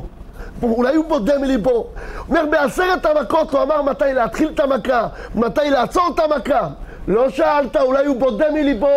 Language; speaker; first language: Hebrew; native; Hebrew